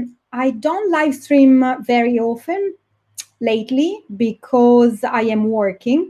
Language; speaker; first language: English; non-native, fluent; Italian